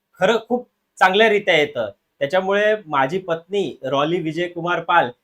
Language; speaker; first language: Marathi; non-native, local second language; Hindi